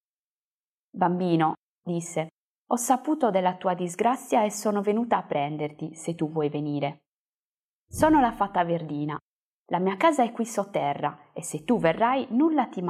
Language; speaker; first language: Italian; native; Italian